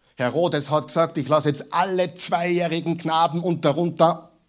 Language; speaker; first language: German; native; German